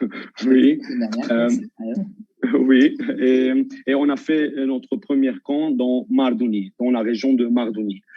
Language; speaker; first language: French; non-native, local second language; Armenian